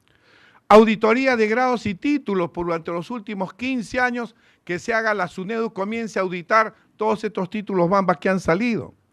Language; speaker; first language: Spanish; native; Spanish